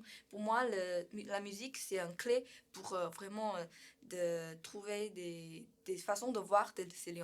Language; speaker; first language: French; non-native, learner; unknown